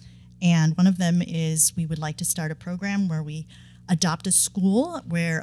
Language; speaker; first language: English; native; English